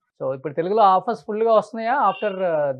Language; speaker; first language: Telugu; native; Telugu